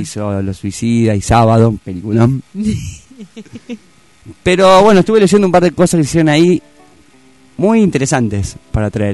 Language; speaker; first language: Spanish; native; Spanish